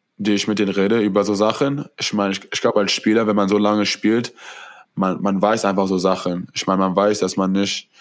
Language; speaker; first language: German; non-native, fluent; English